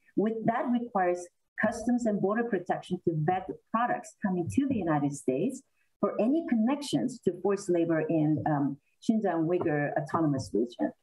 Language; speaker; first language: English; non-native, fluent; Korean